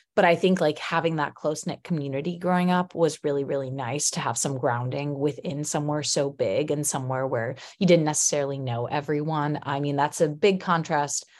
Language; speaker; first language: English; early bilingual, other home language; Polish